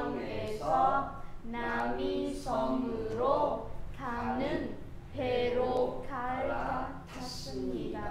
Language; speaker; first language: Korean; non-native, learner; Vietnamese